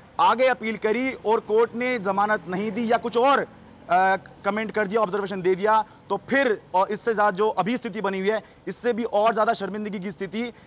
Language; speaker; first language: Hindi; native; Hindi